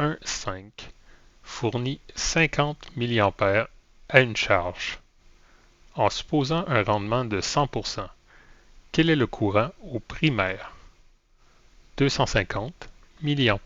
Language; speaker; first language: French; native; French